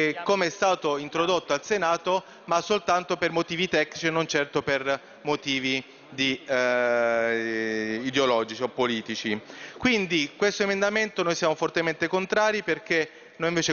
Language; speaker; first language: Italian; native; Italian